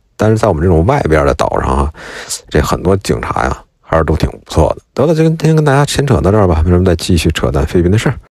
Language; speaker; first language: Chinese; native; Chinese